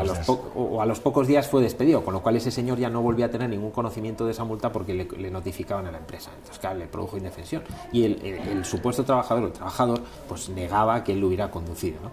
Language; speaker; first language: Spanish; native; Spanish